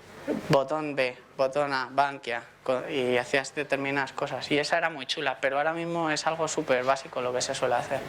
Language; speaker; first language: Spanish; native; Spanish